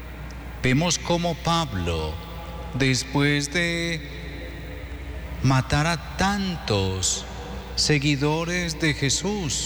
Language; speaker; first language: Spanish; native; Spanish